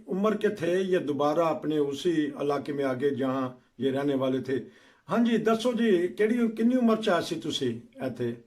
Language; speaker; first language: Urdu; non-native, local second language; Punjabi